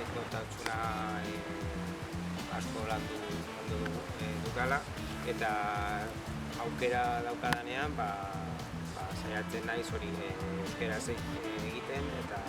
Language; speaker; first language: Basque; non-native, learner; Spanish